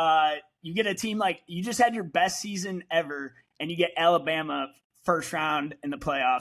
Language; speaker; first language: English; native; English